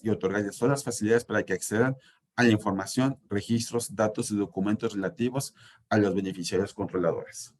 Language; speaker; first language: Spanish; native; Spanish